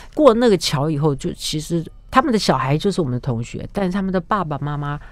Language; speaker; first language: Chinese; native; Chinese